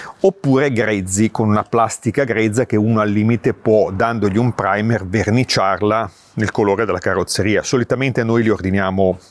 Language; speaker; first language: Italian; native; Italian